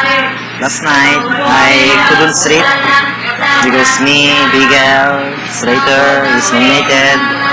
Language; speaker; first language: English; non-native, learner; Cebuano